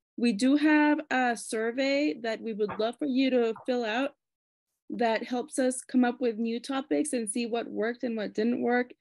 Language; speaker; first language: English; early bilingual, other home language; Spanish